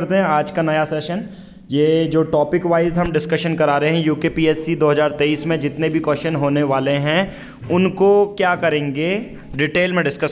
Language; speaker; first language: Hindi; native; Hindi